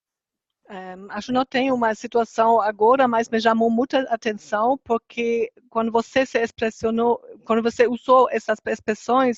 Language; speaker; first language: Portuguese; non-native, fluent; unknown